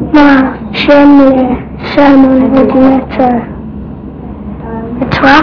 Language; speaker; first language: French; non-native, learner; English